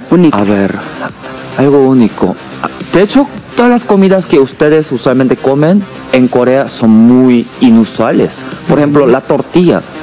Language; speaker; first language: Spanish; non-native, fluent; Korean